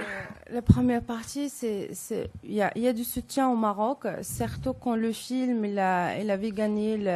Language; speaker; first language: French; non-native, local second language; Arabic